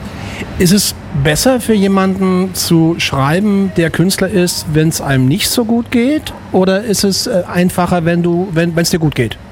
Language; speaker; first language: German; native; German